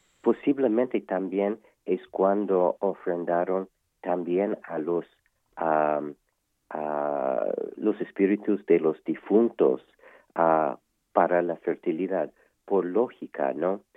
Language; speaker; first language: Spanish; non-native, fluent; English